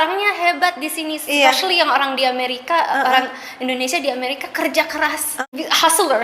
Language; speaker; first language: Indonesian; early bilingual, heritage; Indonesian